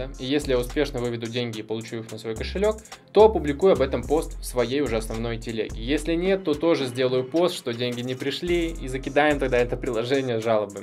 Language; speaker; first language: Russian; native; Russian